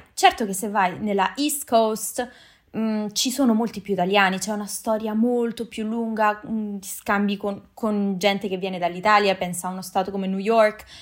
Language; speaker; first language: Italian; native; Italian